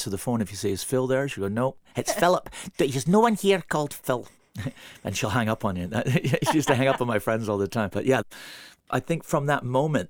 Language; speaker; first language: English; native; English